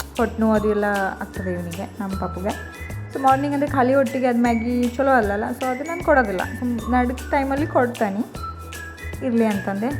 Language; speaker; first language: Kannada; native; Kannada